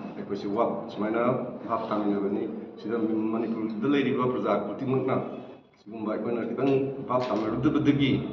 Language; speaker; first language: Manipuri; native; Manipuri